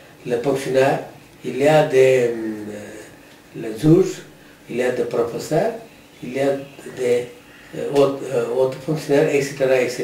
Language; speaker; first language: French; non-native, learner; Tamil